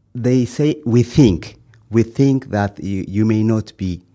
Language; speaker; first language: English; non-native, fluent; Amharic